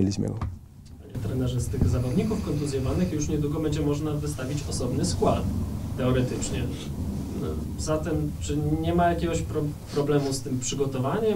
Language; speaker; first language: Polish; native; Polish